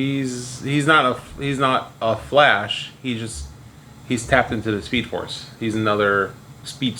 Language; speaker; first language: English; native; English